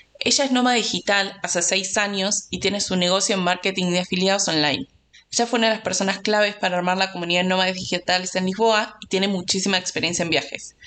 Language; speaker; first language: Spanish; native; Spanish